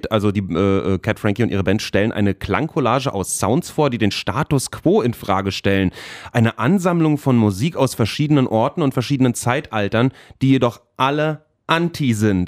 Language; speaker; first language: German; native; German